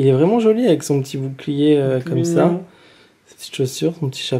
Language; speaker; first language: French; native; French